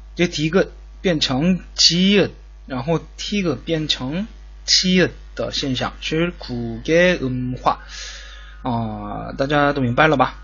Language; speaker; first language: Chinese; non-native, fluent; Korean